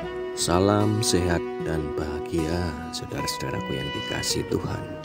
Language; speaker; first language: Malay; non-native, local second language; Javanese